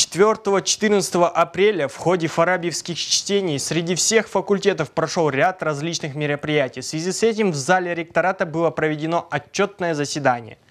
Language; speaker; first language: Russian; non-native, local second language; Kazakh